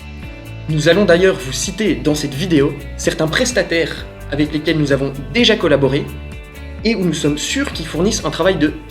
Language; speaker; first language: French; native; French